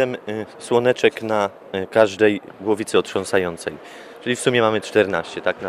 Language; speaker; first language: Polish; native; Polish